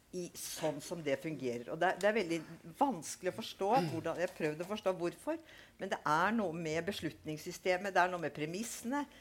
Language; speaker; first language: Norwegian; native; Norwegian